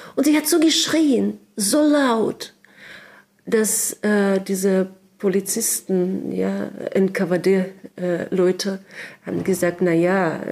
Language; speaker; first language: German; non-native, learner; Russian